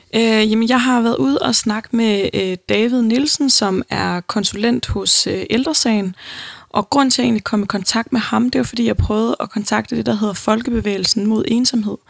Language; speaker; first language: Danish; native; Danish